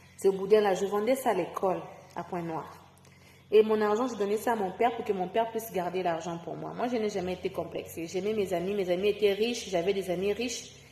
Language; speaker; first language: French; non-native, local second language; Lingala